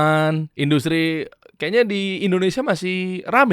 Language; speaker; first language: Indonesian; native; Indonesian